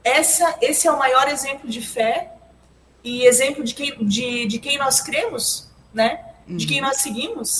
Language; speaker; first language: Portuguese; native; Portuguese